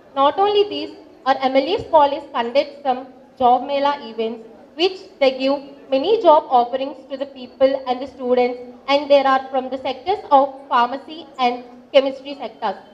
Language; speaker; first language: English; non-native, local second language; Telugu